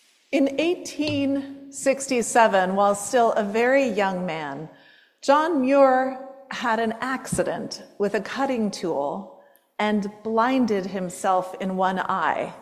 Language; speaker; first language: English; native; English